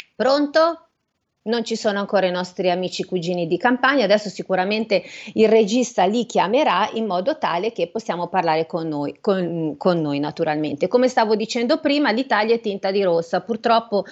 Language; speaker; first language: Italian; native; Italian